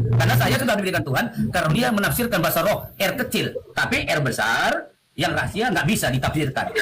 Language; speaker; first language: Indonesian; non-native, local second language; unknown